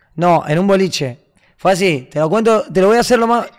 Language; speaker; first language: Spanish; native; Spanish